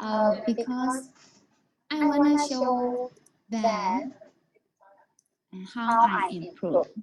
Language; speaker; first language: English; non-native, learner; Burmese